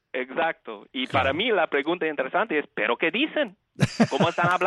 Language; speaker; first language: Spanish; non-native, fluent; English